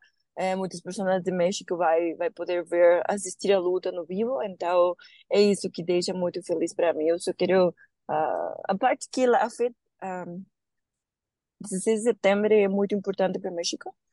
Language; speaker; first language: Portuguese; non-native, learner; Spanish